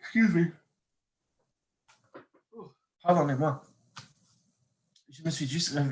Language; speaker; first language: French; non-native, fluent; English